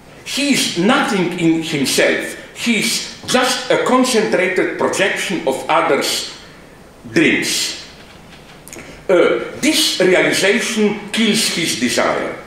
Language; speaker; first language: English; non-native, fluent; Slovenian